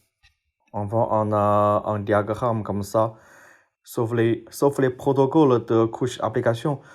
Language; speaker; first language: French; non-native, fluent; Chinese